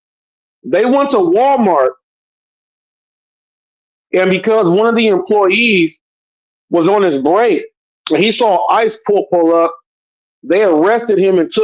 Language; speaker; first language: English; native; English